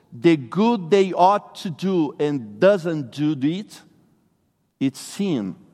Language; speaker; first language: English; non-native, fluent; Portuguese